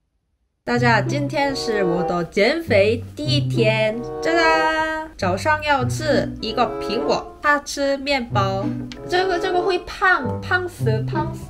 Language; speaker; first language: Chinese; non-native, fluent; Korean